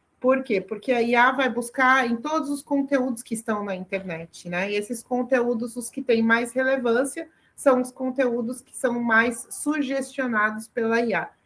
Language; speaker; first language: Portuguese; early bilingual, other home language; Arabic